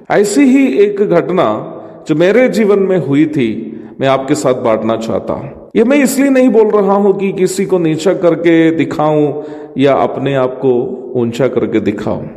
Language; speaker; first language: Hindi; non-native, local second language; Malayalam